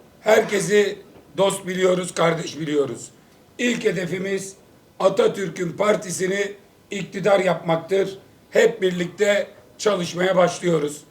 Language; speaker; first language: Turkish; native; Turkish